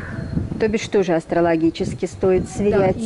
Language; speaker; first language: Russian; native; Russian